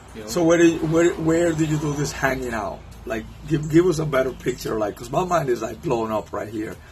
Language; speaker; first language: English; non-native, fluent; Spanish